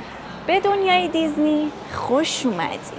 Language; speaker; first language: Persian; native; Persian